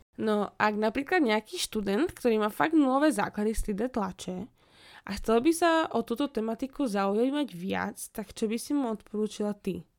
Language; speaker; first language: Slovak; native; Slovak